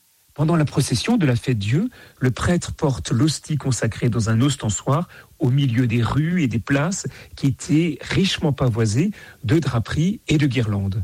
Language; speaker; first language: French; native; French